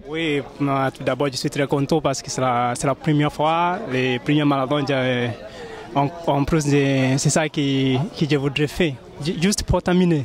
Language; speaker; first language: French; non-native, fluent; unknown